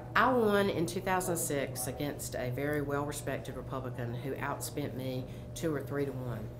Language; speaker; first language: English; native; English